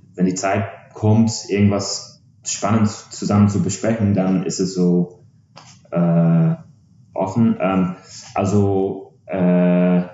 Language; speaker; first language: German; non-native, fluent; English